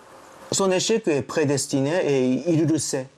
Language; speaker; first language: French; non-native, fluent; Japanese